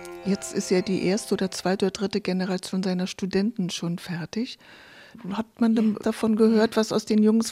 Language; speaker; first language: German; native; German